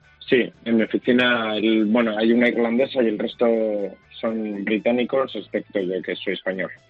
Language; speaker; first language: Spanish; native; Spanish